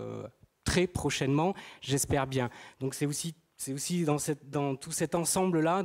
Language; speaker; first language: French; native; French